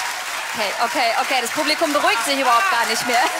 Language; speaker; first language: German; native; German